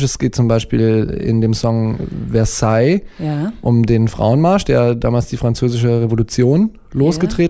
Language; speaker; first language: German; native; German